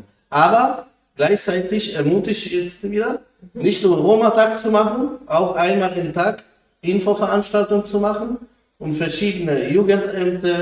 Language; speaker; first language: German; non-native, fluent; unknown